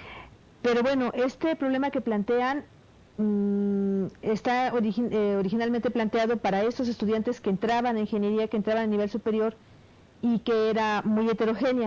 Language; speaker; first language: Spanish; native; Spanish